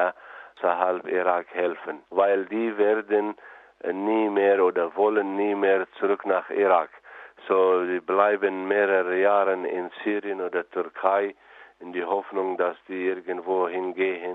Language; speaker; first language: German; non-native, fluent; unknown